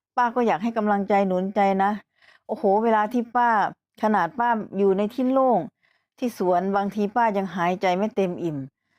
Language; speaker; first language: Thai; native; Thai